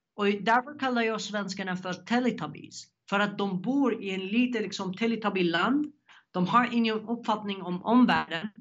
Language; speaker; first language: Swedish; non-native, fluent; Arabic